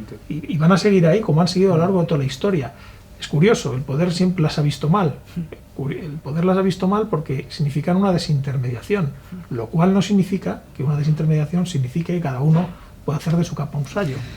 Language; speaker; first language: Spanish; native; Spanish